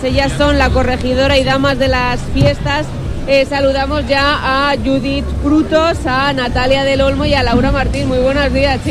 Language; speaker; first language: Spanish; native; Spanish